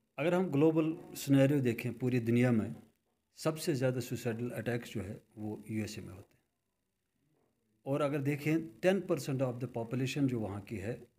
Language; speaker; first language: Hindi; non-native, local second language; Kashmiri